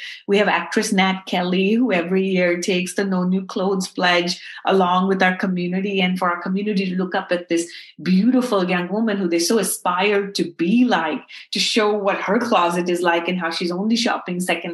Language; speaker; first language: English; non-native, local second language; Urdu